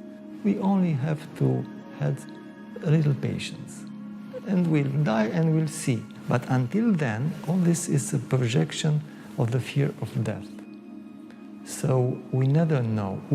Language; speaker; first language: English; non-native, fluent; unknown